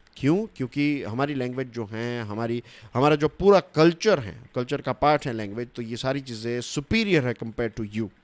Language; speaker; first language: Hindi; non-native, local second language; Gujarati